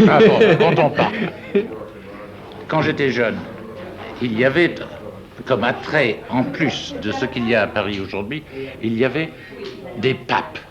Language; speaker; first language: French; non-native, fluent; English